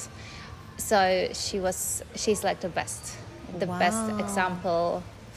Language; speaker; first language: English; non-native, fluent; German